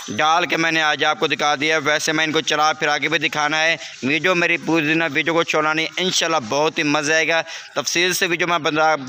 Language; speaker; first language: Urdu; non-native, local second language; Saraiki